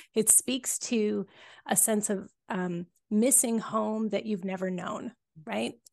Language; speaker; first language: English; native; English